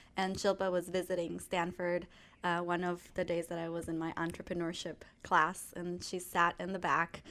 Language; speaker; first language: English; non-native, fluent; Spanish